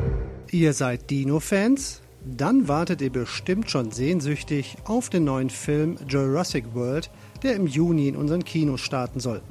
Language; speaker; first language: German; native; German